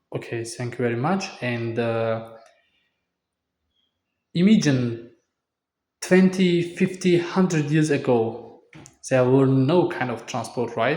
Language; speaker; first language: English; non-native, fluent; Tajik